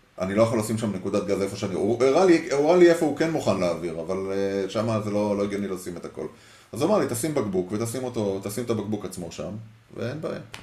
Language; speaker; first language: Hebrew; early bilingual, heritage; Hebrew